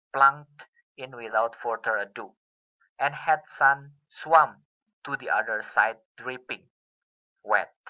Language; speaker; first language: English; non-native, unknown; Indonesian